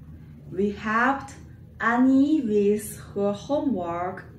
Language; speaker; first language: English; non-native, learner; Chinese